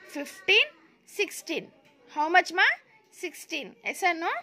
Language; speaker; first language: English; non-native, local second language; Telugu